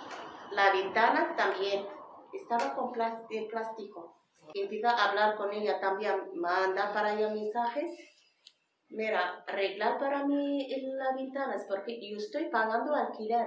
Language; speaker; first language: Spanish; non-native, learner; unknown